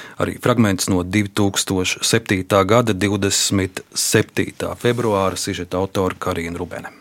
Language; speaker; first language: Latvian; native; Latvian